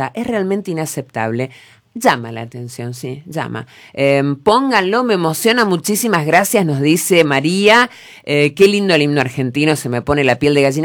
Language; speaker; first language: Spanish; native; Spanish